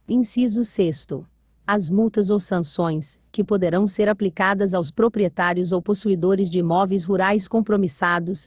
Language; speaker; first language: Portuguese; native; Portuguese